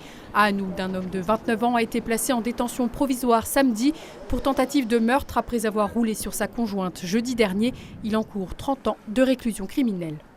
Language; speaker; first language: French; native; French